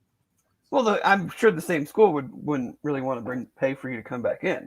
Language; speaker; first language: English; native; English